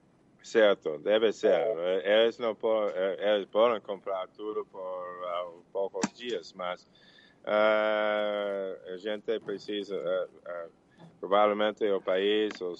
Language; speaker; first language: Portuguese; non-native, learner; English